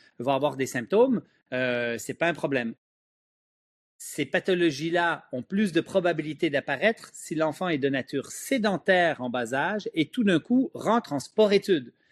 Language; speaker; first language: French; native; French